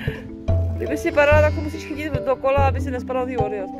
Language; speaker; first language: Czech; native; Czech